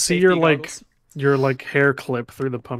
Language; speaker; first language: English; native; English